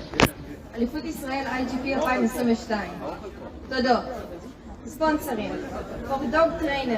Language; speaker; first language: Hebrew; native; Hebrew